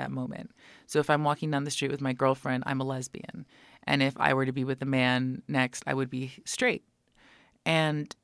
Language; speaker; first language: English; native; English